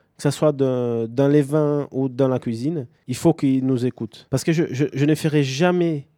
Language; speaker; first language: French; non-native, fluent; Portuguese